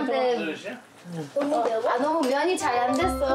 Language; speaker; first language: Korean; non-native, learner; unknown